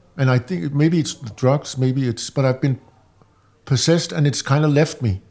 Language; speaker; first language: English; non-native, fluent; Danish